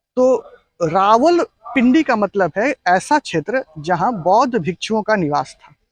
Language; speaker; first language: Hindi; native; Hindi